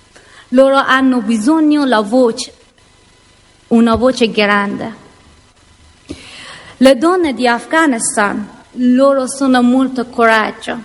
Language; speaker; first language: Italian; non-native, learner; Persian